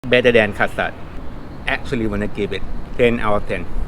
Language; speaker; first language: English; non-native, fluent; Thai